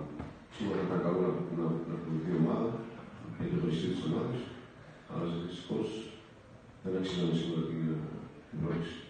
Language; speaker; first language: Greek; non-native, learner; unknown